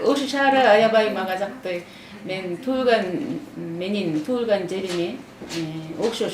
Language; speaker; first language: Kyrgyz; non-native, fluent; Korean